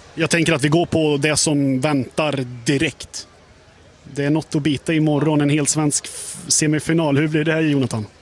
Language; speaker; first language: Swedish; native; Swedish